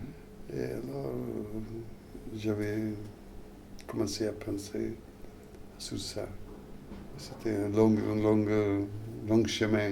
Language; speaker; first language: French; non-native, fluent; Italian